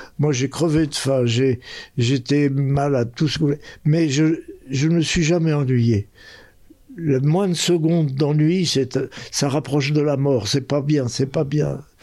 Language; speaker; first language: French; early bilingual, other home language; Spanish